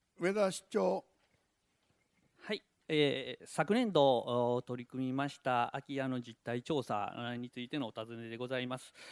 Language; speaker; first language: Japanese; native; Japanese